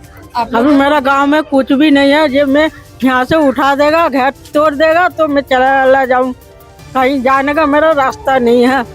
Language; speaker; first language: Hindi; non-native, local second language; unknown